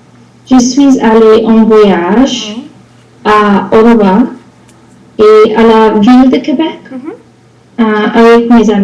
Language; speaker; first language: French; non-native, learner; English